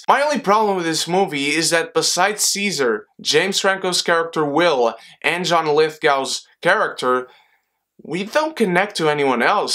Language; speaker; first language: English; non-native, fluent; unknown